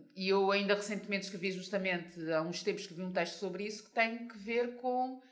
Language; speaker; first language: Portuguese; native; Portuguese